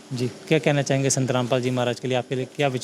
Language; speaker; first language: Hindi; native; Hindi